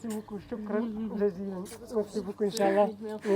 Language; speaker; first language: French; non-native, local second language; Arabic